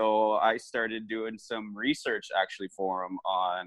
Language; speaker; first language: English; native; English